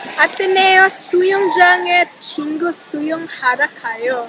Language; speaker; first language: Korean; non-native, learner; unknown